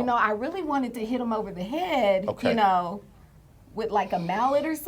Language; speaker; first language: English; native; English